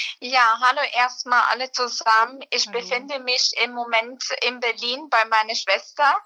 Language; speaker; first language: German; early bilingual, other home language; Bosnian